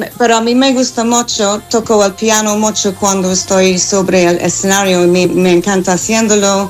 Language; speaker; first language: Spanish; non-native, fluent; English